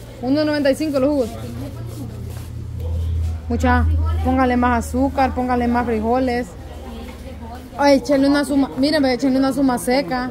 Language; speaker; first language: Spanish; native; Spanish